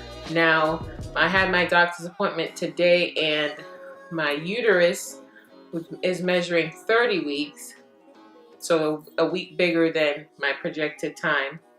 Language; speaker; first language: English; native; English